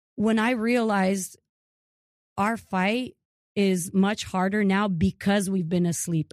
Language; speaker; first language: English; early bilingual, other home language; Ukrainian